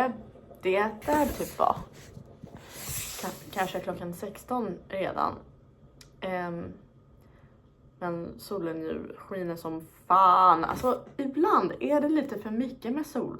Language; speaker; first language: Swedish; non-native, fluent; English